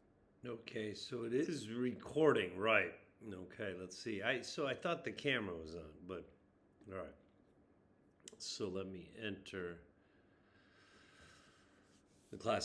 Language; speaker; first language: English; non-native, fluent; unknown